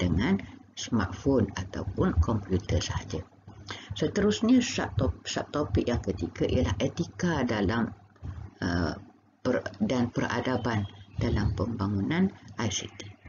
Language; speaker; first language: Malay; native; Malay